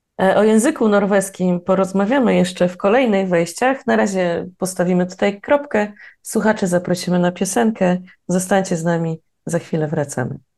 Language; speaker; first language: Polish; native; Polish